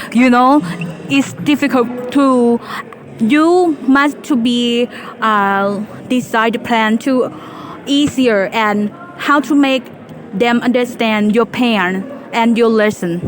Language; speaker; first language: English; non-native, learner; Thai